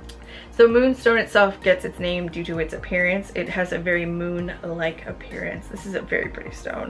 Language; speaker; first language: English; native; English